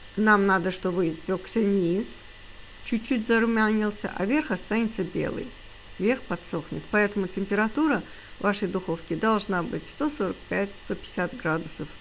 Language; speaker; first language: Russian; non-native, local second language; Azerbaijani